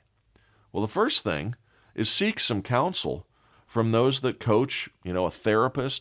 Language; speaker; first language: English; native; English